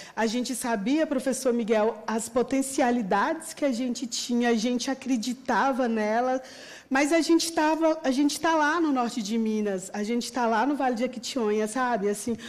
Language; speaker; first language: Portuguese; native; Portuguese